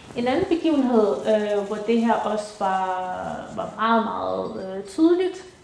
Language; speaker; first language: Danish; early bilingual, other home language; Ukrainian